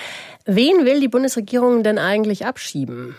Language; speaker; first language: German; native; German